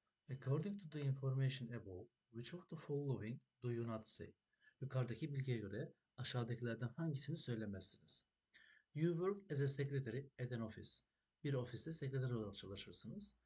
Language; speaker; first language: English; non-native, fluent; Turkish